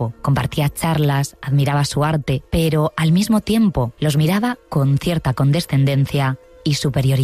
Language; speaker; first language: Spanish; native; Spanish